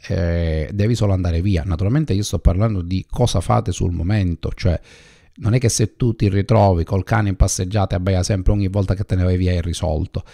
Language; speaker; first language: Italian; native; Italian